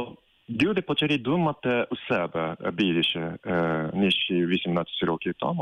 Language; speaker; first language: Ukrainian; non-native, fluent; Japanese